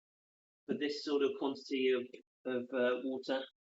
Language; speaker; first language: English; native; English